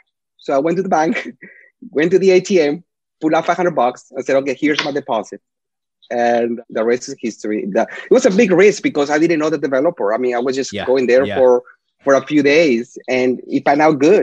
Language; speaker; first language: English; non-native, fluent; Spanish